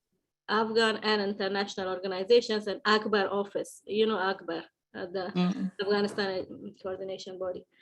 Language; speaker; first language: English; non-native, fluent; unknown